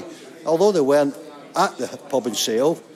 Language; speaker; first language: English; native; English